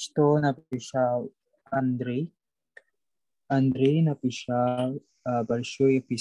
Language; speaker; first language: Russian; non-native, learner; Indonesian